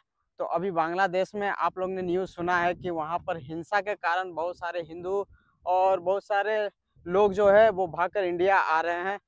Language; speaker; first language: Hindi; native; Hindi